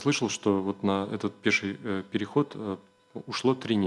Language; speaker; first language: Russian; native; Russian